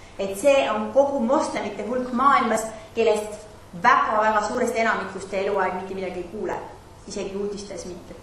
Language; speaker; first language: Estonian; non-native, fluent; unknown